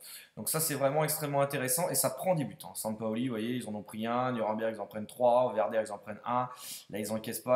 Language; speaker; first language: French; native; French